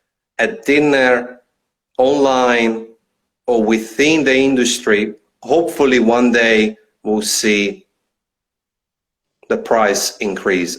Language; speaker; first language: English; non-native, fluent; Italian